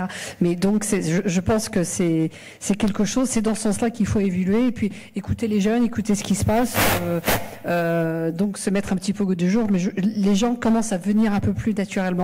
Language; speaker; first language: French; native; French